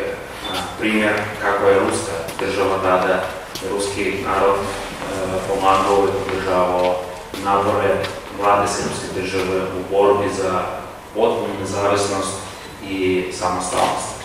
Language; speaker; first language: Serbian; non-native, fluent; Russian